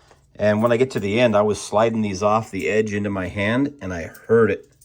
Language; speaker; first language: English; native; English